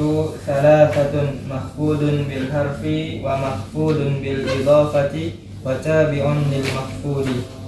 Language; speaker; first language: Arabic; non-native, learner; Indonesian